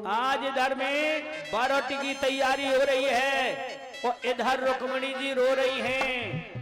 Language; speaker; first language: Hindi; native; Hindi